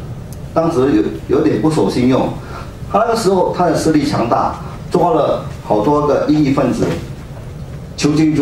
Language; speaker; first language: Chinese; native; Chinese